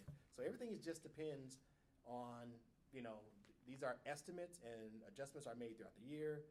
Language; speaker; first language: English; native; English